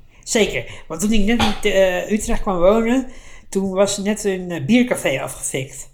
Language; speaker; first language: Dutch; native; Dutch